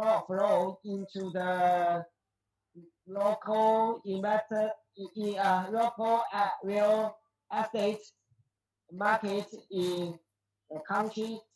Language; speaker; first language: English; non-native, learner; Chinese